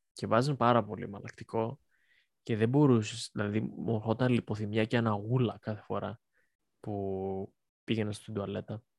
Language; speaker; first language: Greek; native; Greek